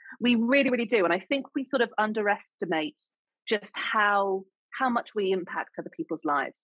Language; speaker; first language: English; native; English